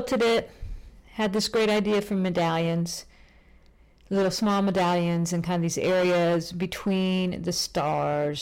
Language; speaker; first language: English; native; English